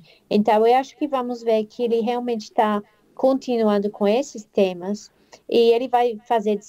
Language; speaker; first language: Portuguese; non-native, fluent; English